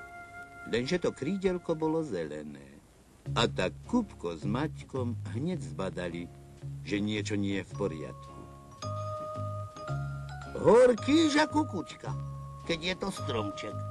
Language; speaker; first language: Slovak; native; Slovak